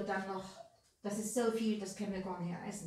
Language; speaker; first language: German; native; German